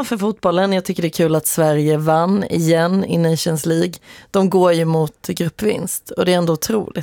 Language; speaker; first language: Swedish; native; Swedish